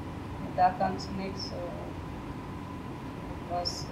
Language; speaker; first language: German; non-native, learner; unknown